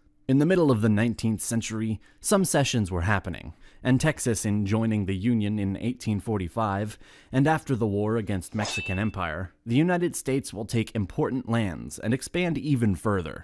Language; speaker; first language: English; non-native, fluent; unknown